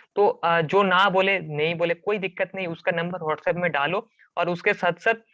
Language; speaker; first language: Hindi; non-native, local second language; Bangla